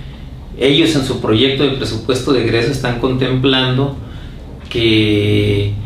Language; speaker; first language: Spanish; native; Spanish